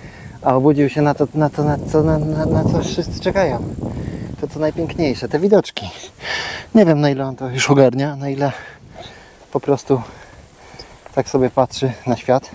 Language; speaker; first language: Polish; native; Polish